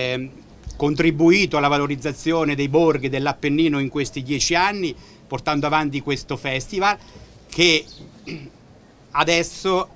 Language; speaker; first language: Italian; native; Italian